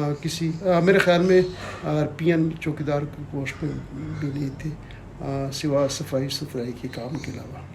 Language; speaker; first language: Urdu; non-native, local second language; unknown